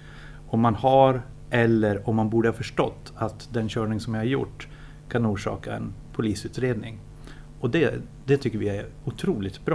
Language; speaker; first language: Swedish; native; Swedish